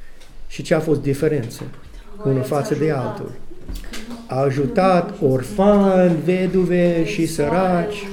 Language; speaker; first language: Romanian; non-native, learner; English